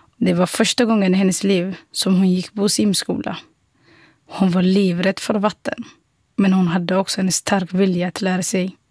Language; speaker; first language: Swedish; non-native, fluent; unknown